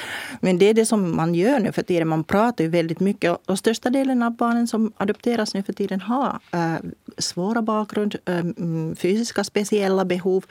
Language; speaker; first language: Swedish; non-native, local second language; Finnish